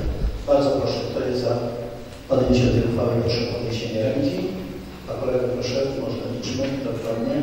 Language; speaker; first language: Polish; native; Polish